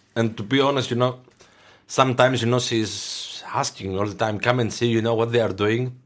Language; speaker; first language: English; non-native, fluent; Greek